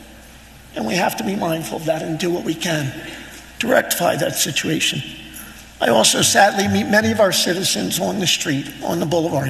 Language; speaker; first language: English; native; English